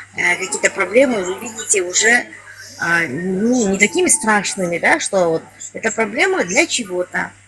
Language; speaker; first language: Russian; non-native, local second language; Kazakh